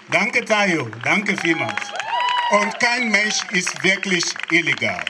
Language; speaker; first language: German; non-native, fluent; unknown